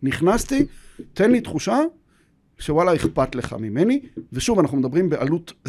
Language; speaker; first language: Hebrew; native; Hebrew